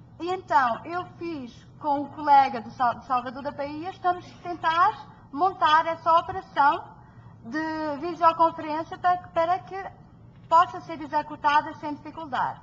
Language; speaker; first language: Portuguese; early bilingual, heritage; Portuguese